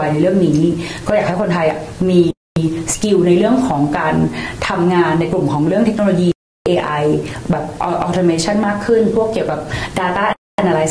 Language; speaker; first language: Thai; native; Thai